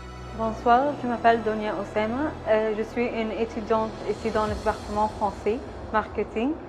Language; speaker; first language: French; non-native, fluent; Arabic